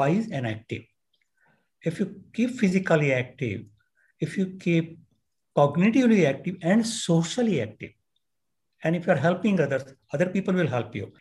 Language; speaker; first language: English; non-native, local second language; Marathi